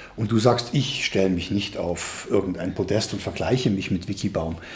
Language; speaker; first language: German; native; German